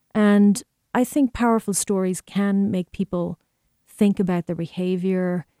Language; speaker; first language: English; native; English